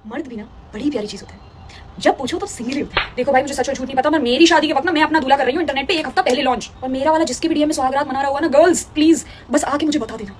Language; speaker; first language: Hindi; native; Hindi